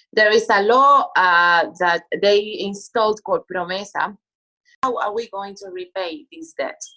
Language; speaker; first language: English; non-native, fluent; Spanish